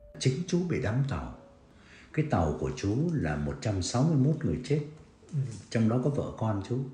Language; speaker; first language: Vietnamese; native; Vietnamese